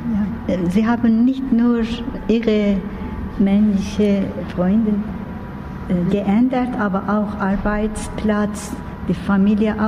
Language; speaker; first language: German; non-native, learner; Turkish